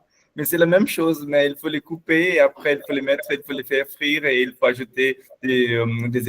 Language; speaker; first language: French; non-native, fluent; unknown